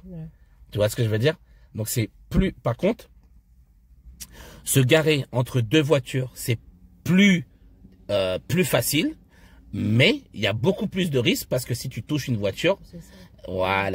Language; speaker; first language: French; native; French